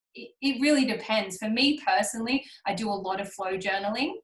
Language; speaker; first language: English; native; English